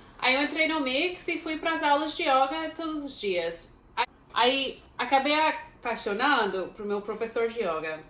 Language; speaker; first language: Portuguese; non-native, fluent; English